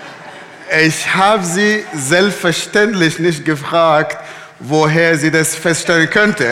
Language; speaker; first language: German; non-native, fluent; Arabic